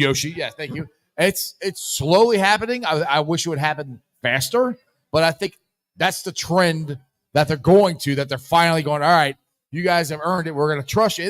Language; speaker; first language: English; native; English